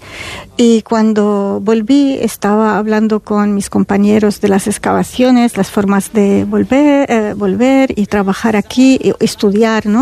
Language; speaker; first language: Spanish; non-native, fluent; Arabic